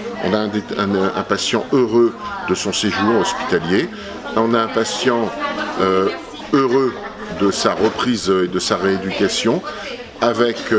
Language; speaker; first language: French; native; French